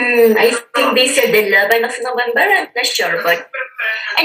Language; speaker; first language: English; non-native, learner; Spanish